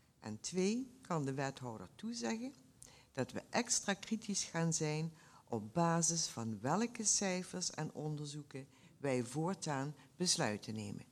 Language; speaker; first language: Dutch; native; Dutch